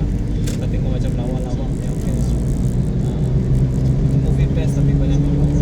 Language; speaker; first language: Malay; non-native, local second language; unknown